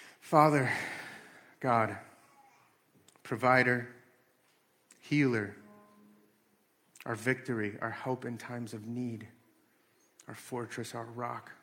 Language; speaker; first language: English; native; English